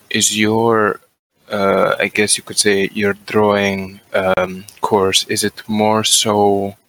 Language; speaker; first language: English; non-native, fluent; Croatian